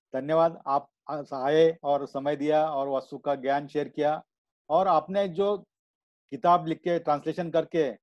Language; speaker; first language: Hindi; non-native, local second language; Marathi